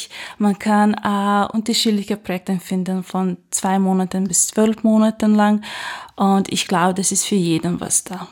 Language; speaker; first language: German; non-native, fluent; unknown